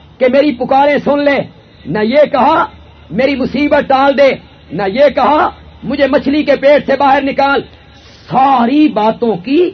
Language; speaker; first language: Urdu; non-native, local second language; Punjabi